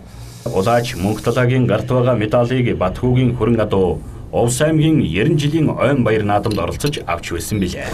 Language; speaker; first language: Mongolian; native; Mongolian